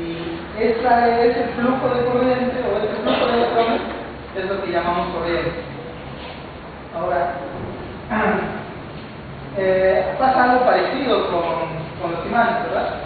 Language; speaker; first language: Spanish; native; Spanish